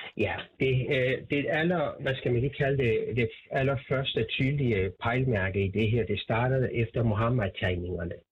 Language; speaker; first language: Danish; non-native, fluent; Persian